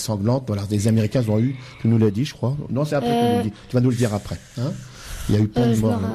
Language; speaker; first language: French; native; French